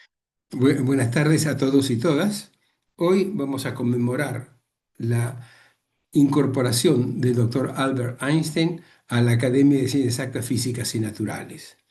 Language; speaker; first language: Spanish; native; Spanish